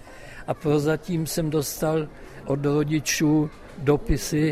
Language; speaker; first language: Czech; non-native, local second language; German